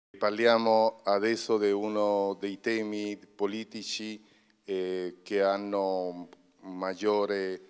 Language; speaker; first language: Italian; non-native, fluent; Spanish